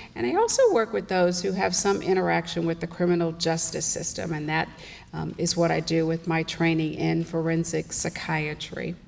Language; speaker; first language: English; native; English